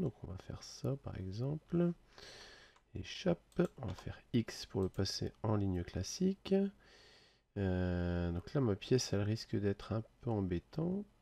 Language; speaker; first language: French; native; French